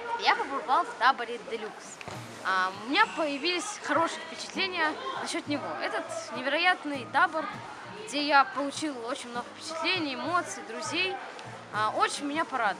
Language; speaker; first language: Russian; non-native, local second language; Ukrainian